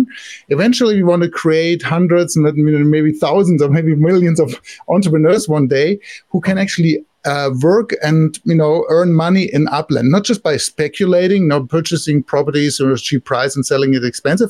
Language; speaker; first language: English; non-native, fluent; German